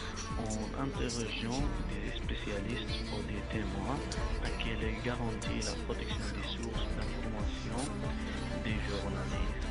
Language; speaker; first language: French; non-native, learner; Arabic